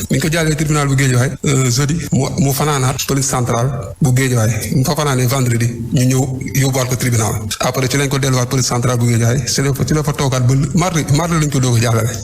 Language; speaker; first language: Wolof; native; Wolof